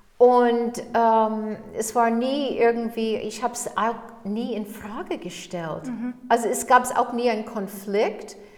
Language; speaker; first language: German; non-native, fluent; English